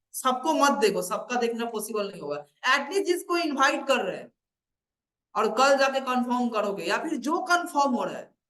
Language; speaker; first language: Hindi; non-native, local second language; Bangla